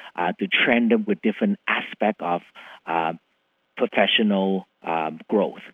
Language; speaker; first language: English; non-native, fluent; Vietnamese